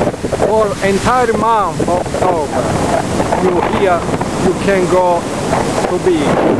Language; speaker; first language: English; non-native, learner; Italian